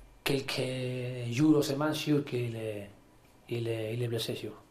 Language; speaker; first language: French; non-native, learner; Spanish